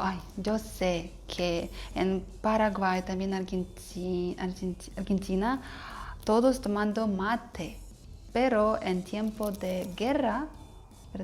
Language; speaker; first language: Spanish; non-native, learner; Russian